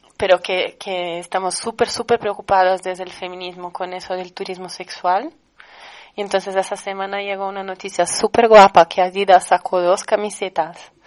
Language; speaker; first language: Spanish; non-native, fluent; Portuguese